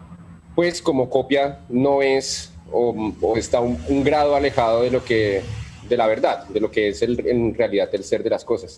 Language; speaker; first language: Spanish; native; Spanish